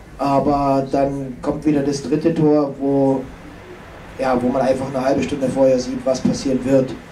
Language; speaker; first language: German; native; German